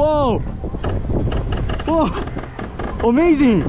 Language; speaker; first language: English; non-native, learner; Korean